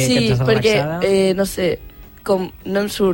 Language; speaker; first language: Catalan; non-native, local second language; Spanish